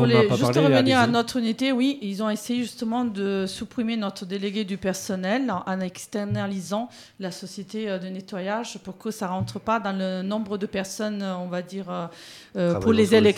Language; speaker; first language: French; native; French